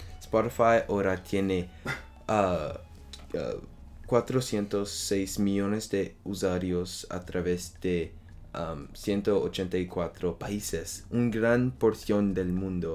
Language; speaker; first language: Spanish; non-native, learner; French